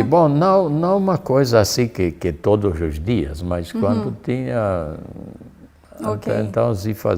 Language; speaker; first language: Portuguese; non-native, fluent; German